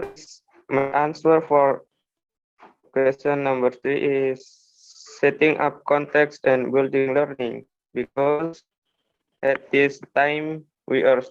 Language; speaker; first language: English; non-native, learner; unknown